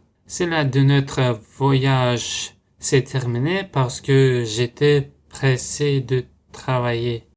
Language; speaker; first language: French; non-native, learner; Russian